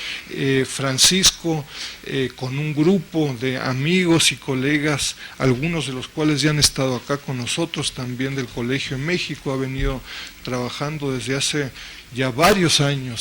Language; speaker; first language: Spanish; native; Spanish